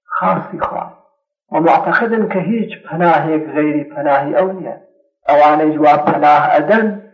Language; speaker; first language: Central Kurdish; non-native, local second language; Gurani